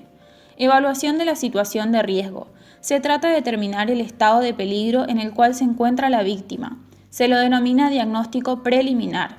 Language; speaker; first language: Spanish; native; Spanish